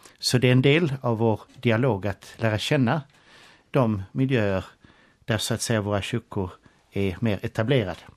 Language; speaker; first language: Swedish; native; Swedish